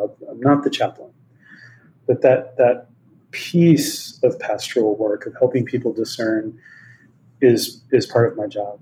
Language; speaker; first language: English; native; English